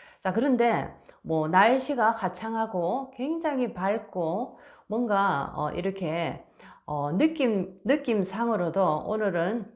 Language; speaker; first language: Korean; native; Korean